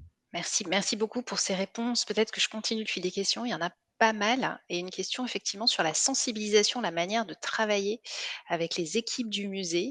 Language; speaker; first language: French; native; French